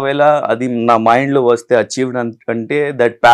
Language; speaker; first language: Telugu; non-native, learner; Hindi